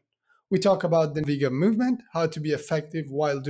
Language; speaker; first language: English; non-native, fluent; Italian